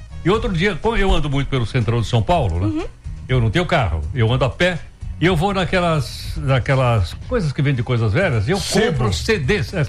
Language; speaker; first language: Portuguese; native; Portuguese